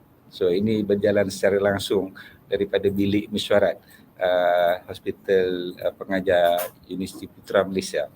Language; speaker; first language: Malay; native; Malay